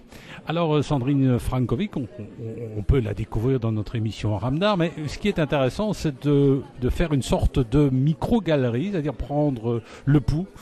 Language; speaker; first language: French; native; French